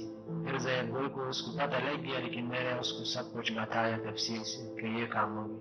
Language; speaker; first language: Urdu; non-native, local second language; Pashto